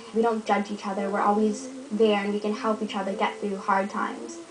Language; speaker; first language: English; native; English